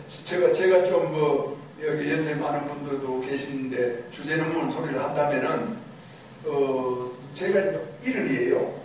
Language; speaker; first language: Korean; native; Korean